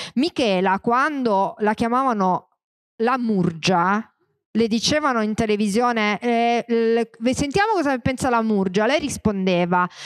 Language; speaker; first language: Italian; native; Italian